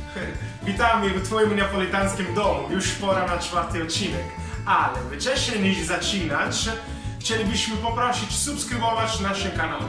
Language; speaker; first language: Polish; non-native, learner; Italian